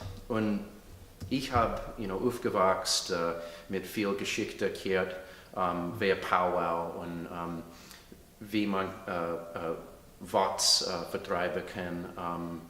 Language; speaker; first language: German; early bilingual, heritage; English